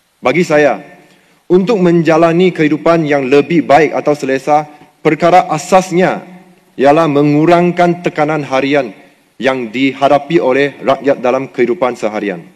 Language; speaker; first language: Malay; non-native, local second language; Chinese